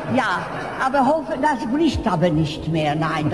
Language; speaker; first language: German; non-native, fluent; Hungarian